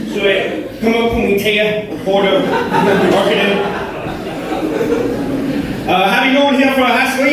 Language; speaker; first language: Danish; non-native, learner; English